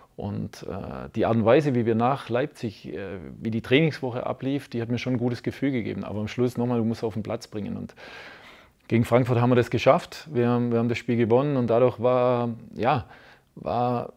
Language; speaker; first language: German; native; German